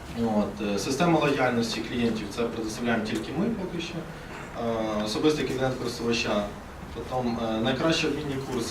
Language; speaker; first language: Ukrainian; non-native, local second language; Russian